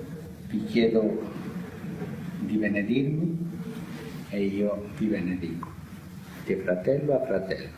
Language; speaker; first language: Italian; non-native, fluent; Spanish